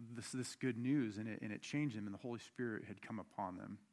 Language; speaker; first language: English; native; English